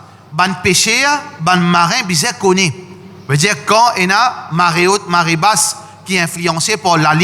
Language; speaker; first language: French; non-native, learner; Morisyen